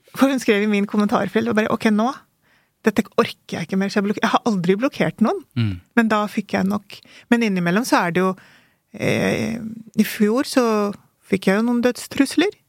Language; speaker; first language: Norwegian; early bilingual, other home language; Urdu